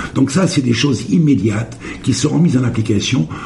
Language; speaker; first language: French; native; French